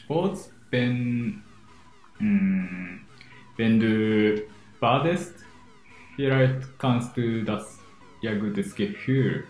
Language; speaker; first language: German; non-native, learner; Japanese